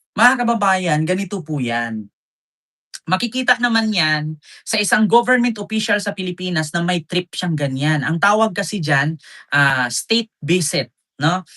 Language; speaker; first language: Filipino; non-native, local second language; Cebuano